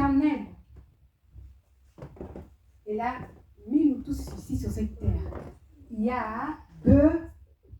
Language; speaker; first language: French; non-native, local second language; Lingala